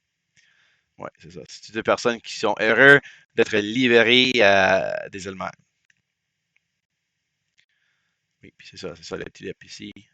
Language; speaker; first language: French; non-native, local second language; English